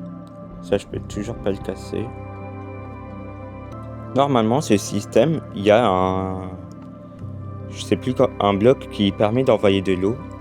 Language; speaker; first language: French; native; French